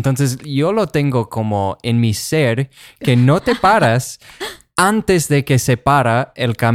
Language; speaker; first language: Spanish; non-native, fluent; English